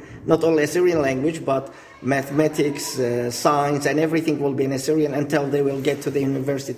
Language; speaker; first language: English; non-native, fluent; Assyrian Neo-Aramaic